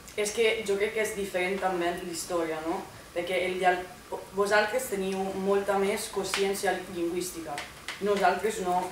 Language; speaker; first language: Catalan; non-native, fluent; Italian